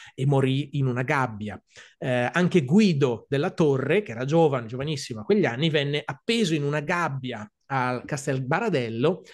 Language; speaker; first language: Italian; native; Italian